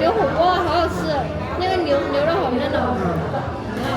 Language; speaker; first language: Chinese; non-native, fluent; Vietnamese